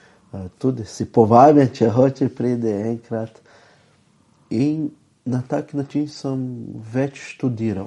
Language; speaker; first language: Slovenian; non-native, fluent; Portuguese